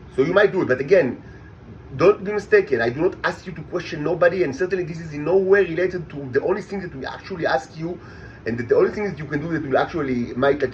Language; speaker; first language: English; non-native, fluent; Hebrew